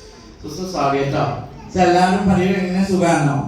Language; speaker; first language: Malayalam; non-native, local second language; Assamese